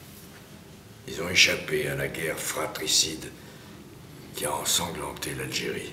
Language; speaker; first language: French; native; French